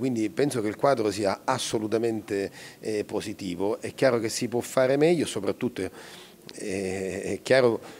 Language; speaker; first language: Italian; native; Italian